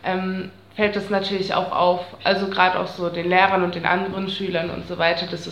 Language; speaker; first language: German; native; German